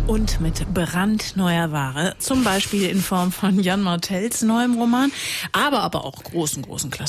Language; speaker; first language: German; native; German